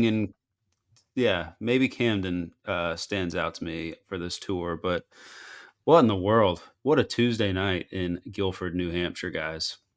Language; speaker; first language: English; native; English